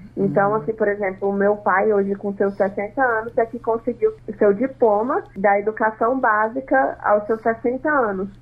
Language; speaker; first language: Portuguese; non-native, local second language; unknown